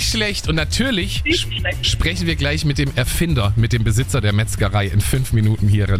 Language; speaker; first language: German; native; German